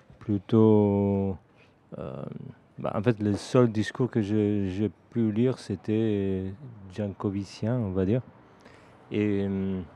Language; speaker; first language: French; non-native, fluent; Italian